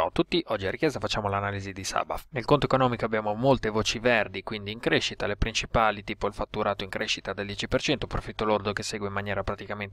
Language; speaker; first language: Italian; native; Italian